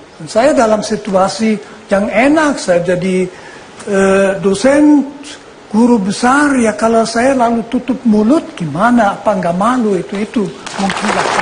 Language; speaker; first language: Indonesian; non-native, fluent; German